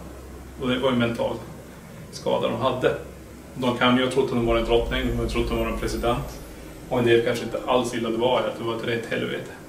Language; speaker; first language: Swedish; native; Swedish